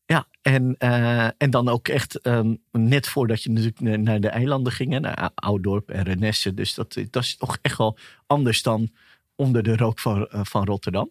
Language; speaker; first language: Dutch; early bilingual, other home language; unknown